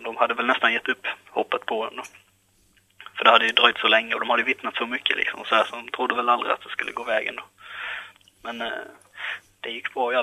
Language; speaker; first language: Swedish; native; Swedish